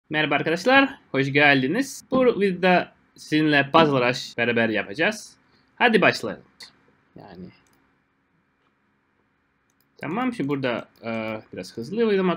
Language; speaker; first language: Turkish; non-native, fluent; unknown